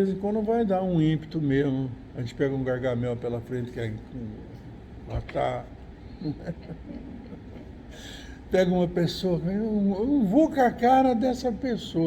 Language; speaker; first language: Portuguese; native; Portuguese